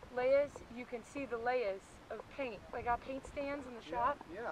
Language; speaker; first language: English; non-native, fluent; German